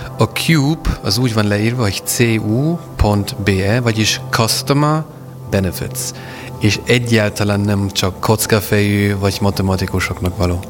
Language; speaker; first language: Hungarian; non-native, fluent; German